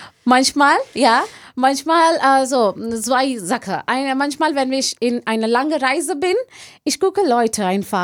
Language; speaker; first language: German; non-native, learner; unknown